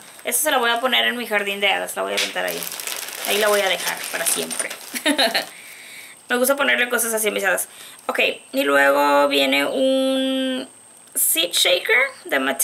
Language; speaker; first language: Spanish; native; Spanish